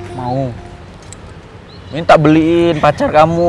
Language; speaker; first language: Indonesian; native; Indonesian